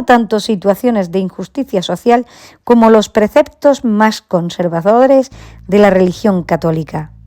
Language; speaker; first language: Spanish; native; Spanish